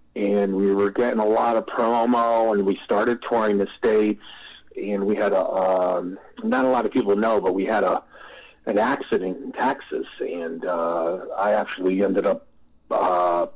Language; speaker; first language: English; native; English